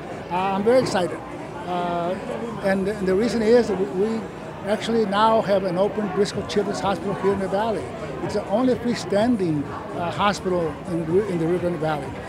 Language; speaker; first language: English; early bilingual, other home language; Spanish